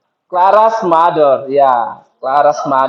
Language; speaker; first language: English; non-native, fluent; Indonesian